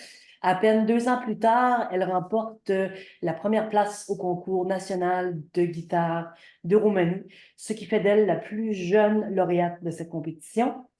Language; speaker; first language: French; native; French